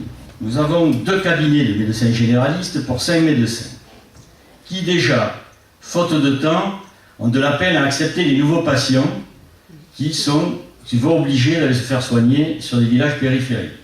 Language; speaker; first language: French; native; French